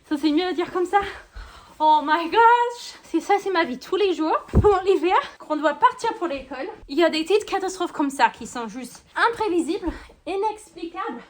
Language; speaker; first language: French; non-native, fluent; English